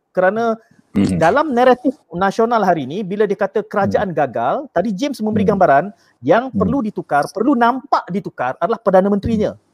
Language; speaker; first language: Malay; native; Malay